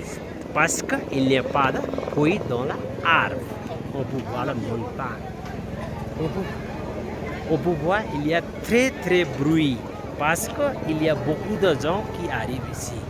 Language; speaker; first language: French; non-native, learner; Nepali